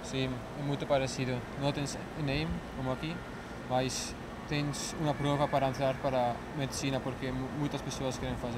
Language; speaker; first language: Portuguese; non-native, learner; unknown